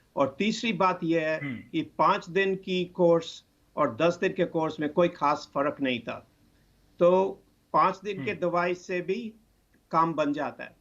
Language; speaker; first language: Hindi; non-native, local second language; Bangla